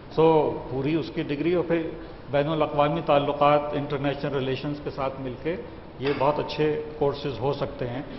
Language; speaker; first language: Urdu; native; Urdu